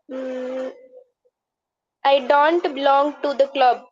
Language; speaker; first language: English; non-native, learner; Hindi